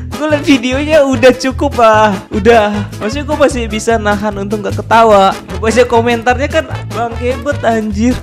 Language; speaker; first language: Indonesian; native; Indonesian